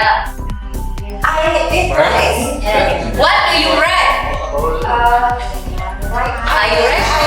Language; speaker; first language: English; non-native, learner; Indonesian